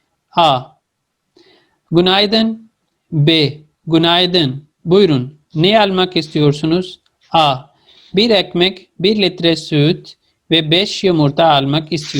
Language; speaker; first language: Turkish; non-native, fluent; Urdu